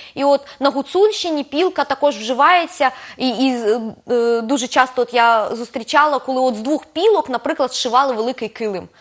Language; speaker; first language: Ukrainian; native; Ukrainian